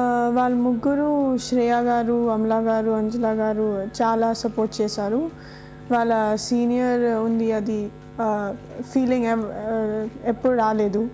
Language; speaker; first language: Telugu; non-native, local second language; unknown